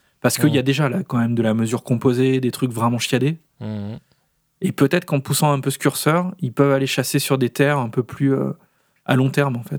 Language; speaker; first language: French; native; French